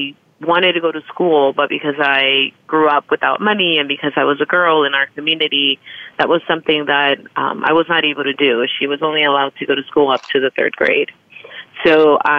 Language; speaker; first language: English; early bilingual, other home language; Spanish